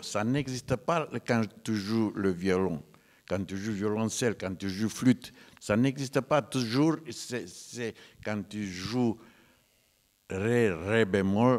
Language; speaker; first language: French; non-native, fluent; Romanian